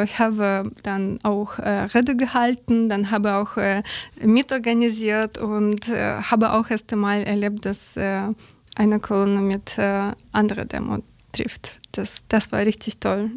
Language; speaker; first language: German; non-native, learner; Ukrainian